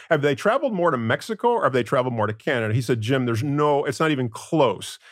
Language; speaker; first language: English; non-native, fluent; Spanish